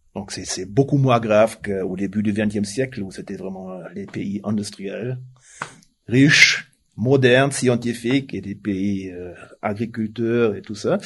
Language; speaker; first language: French; non-native, fluent; German